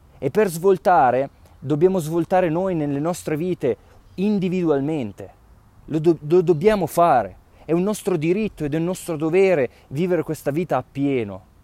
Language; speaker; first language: Italian; native; Italian